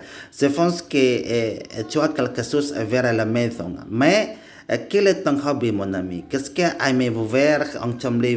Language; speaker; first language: French; non-native, learner; Indonesian